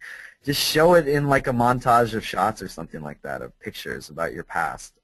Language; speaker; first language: English; native; English